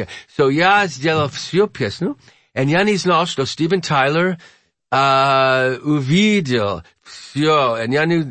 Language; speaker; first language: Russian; non-native, learner; English